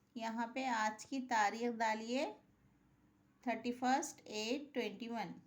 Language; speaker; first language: Urdu; native; Urdu